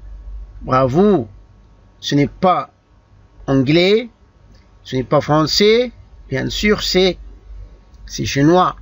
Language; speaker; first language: French; non-native, fluent; Arabic